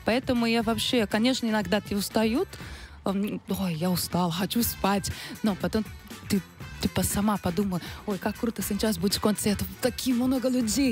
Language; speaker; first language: Russian; non-native, learner; Portuguese